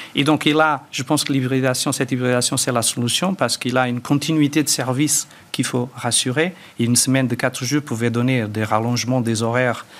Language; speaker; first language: French; early bilingual, other home language; Portuguese